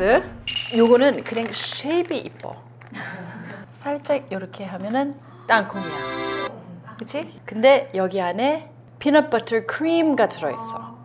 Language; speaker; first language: Korean; early bilingual, heritage; Korean